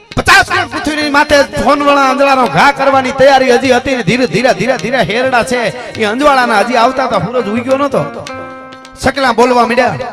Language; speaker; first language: Gujarati; native; Gujarati